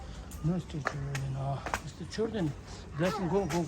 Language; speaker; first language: English; non-native, learner; Tibetan